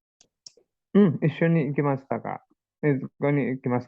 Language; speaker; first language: Japanese; non-native, learner; Indonesian